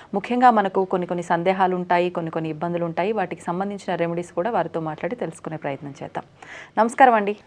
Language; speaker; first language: Telugu; native; Telugu